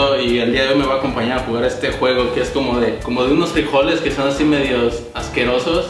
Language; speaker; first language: Spanish; native; Spanish